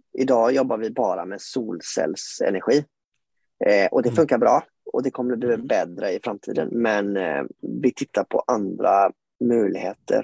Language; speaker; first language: Swedish; native; Swedish